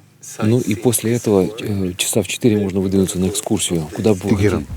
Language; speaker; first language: Russian; native; Russian